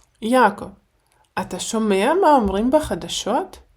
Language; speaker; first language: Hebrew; non-native, fluent; Ukrainian